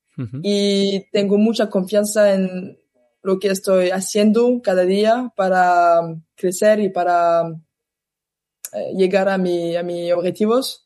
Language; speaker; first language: Spanish; non-native, learner; French